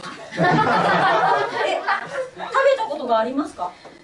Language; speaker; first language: Japanese; non-native, fluent; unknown